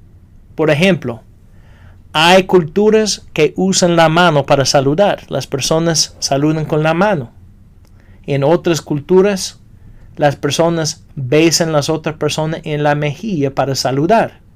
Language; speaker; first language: Spanish; non-native, fluent; English